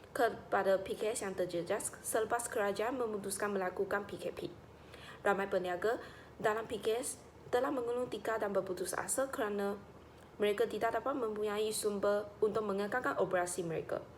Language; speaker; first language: Malay; non-native, local second language; Chinese